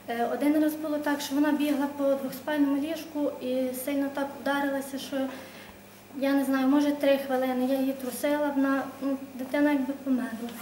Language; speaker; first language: Ukrainian; native; Ukrainian